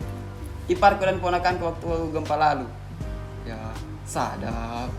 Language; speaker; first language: Indonesian; native; Indonesian